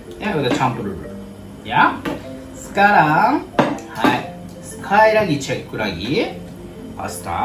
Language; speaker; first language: Indonesian; non-native, learner; Japanese